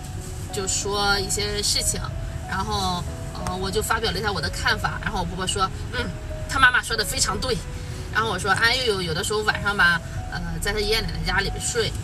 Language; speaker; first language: Chinese; native; Chinese